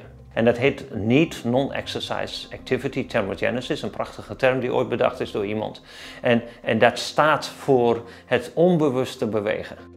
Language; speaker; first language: Dutch; native; Dutch